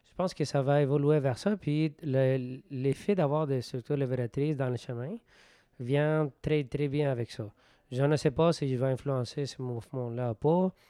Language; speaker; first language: French; non-native, fluent; Spanish